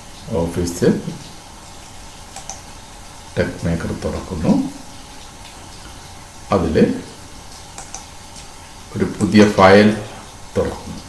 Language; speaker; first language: Malayalam; native; Malayalam